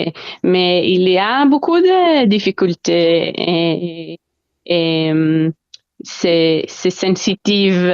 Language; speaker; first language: French; non-native, learner; Hebrew